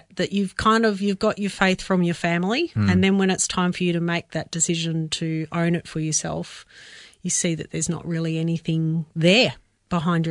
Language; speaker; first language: English; native; English